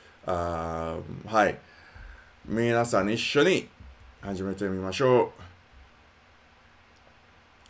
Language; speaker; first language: Japanese; non-native, learner; English